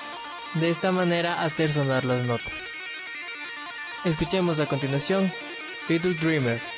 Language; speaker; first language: Spanish; native; Spanish